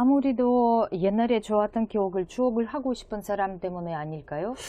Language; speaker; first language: Korean; non-native, fluent; Russian